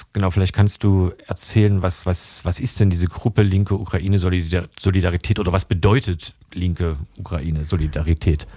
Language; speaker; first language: German; native; German